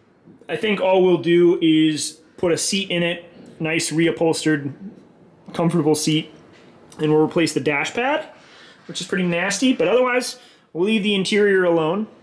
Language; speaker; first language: English; native; English